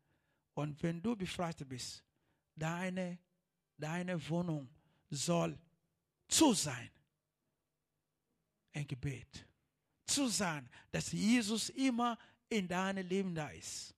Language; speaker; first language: German; non-native, learner; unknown